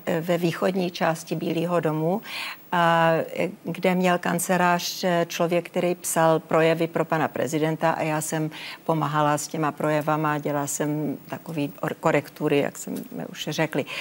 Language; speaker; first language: Czech; early bilingual, heritage; Czech